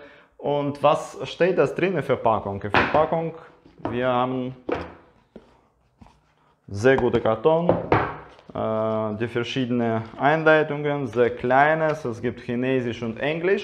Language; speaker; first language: German; non-native, learner; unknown